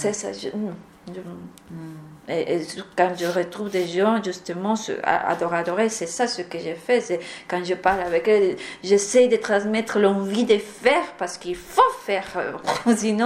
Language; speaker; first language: French; non-native, learner; Spanish